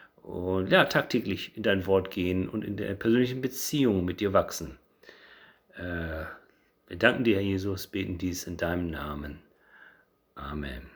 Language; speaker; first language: German; native; German